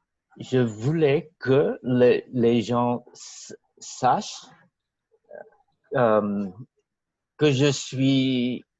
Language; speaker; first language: French; non-native, fluent; English